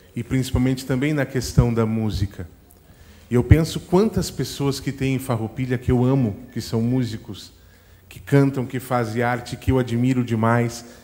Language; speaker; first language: Portuguese; native; Portuguese